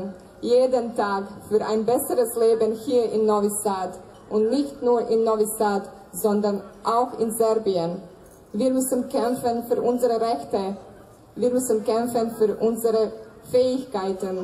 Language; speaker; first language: German; non-native, fluent; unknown